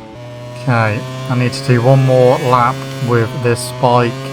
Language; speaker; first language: English; native; English